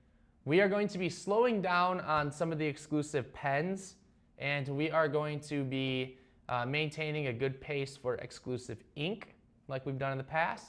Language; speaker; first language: English; native; English